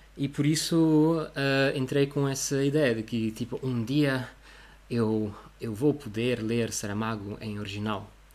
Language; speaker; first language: Portuguese; non-native, fluent; Russian